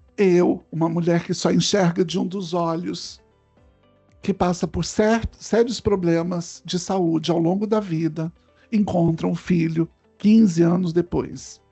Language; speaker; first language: Portuguese; native; Portuguese